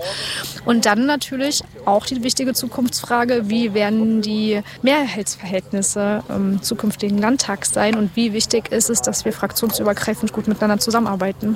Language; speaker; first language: German; native; German